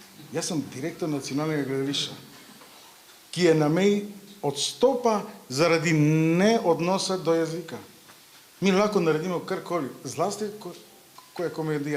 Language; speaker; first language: Slovenian; non-native, fluent; Macedonian